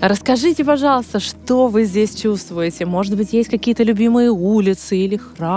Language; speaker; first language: Russian; native; Russian